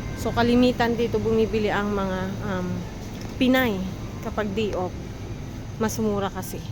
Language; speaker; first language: Filipino; native; Filipino